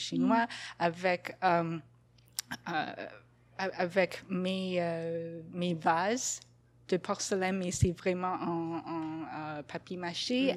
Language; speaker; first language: French; non-native, local second language; English